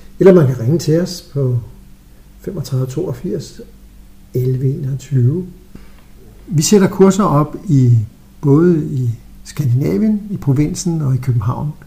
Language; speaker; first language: Danish; native; Danish